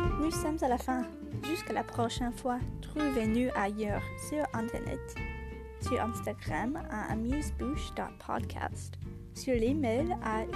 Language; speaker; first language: French; non-native, learner; English